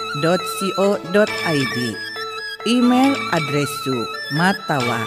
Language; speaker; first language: Japanese; non-native, fluent; Indonesian